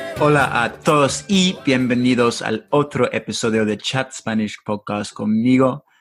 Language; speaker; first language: Spanish; non-native, fluent; English